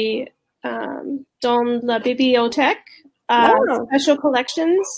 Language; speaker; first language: French; non-native, learner; English